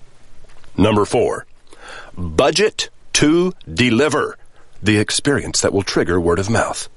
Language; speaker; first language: English; native; English